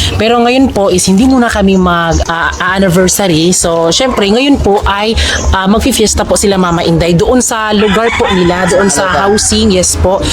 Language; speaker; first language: Filipino; non-native, local second language; Cebuano